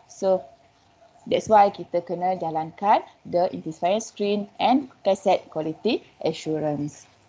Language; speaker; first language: English; non-native, local second language; Malay